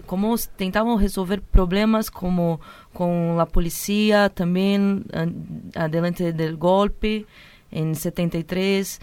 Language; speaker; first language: Spanish; non-native, learner; Portuguese